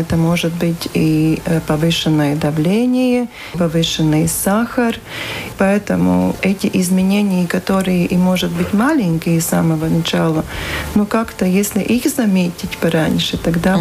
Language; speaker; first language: Russian; non-native, local second language; Latvian